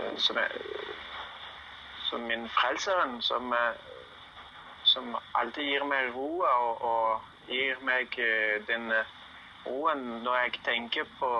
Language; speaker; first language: Norwegian; non-native, learner; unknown